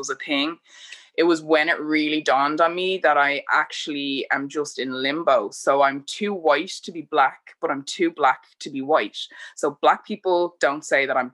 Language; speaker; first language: English; native; English